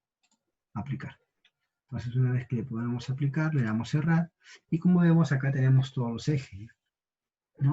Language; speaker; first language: Spanish; native; Spanish